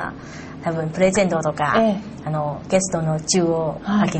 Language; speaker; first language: Japanese; non-native, learner; Chinese